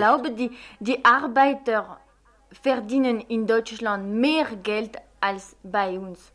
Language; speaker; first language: German; non-native, fluent; French